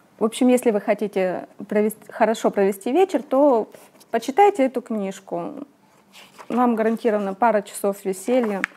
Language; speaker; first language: Russian; native; Russian